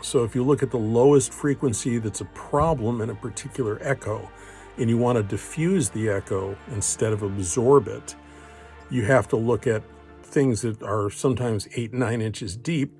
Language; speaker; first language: English; native; English